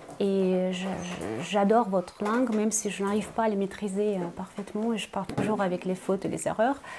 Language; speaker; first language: French; non-native, fluent; Russian